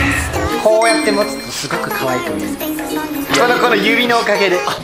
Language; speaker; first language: Japanese; native; Japanese